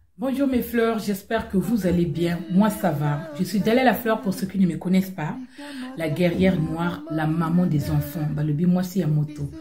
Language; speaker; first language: French; non-native, local second language; Lingala